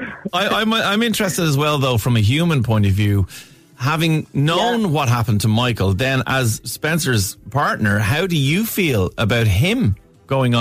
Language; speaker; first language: English; native; English